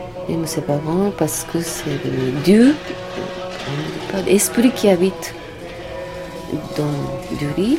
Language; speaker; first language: French; non-native, learner; Japanese